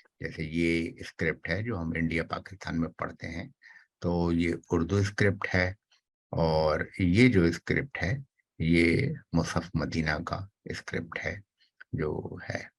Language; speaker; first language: Urdu; native; Urdu